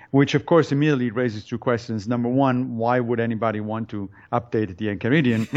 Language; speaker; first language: English; non-native, fluent; Italian